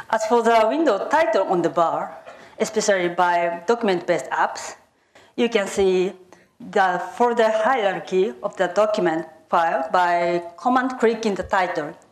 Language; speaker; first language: English; non-native, fluent; Japanese